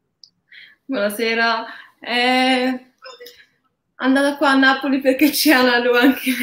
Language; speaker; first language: Italian; non-native, learner; Arabic